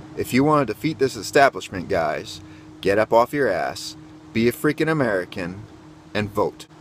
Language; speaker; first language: English; native; English